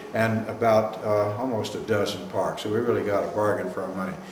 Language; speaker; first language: English; native; English